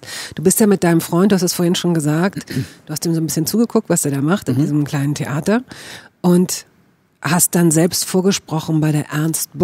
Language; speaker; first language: German; native; German